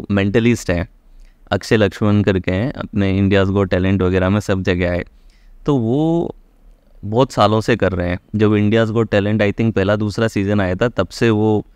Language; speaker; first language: Hindi; native; Hindi